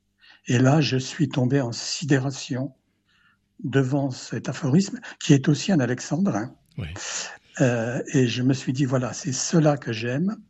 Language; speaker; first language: French; native; French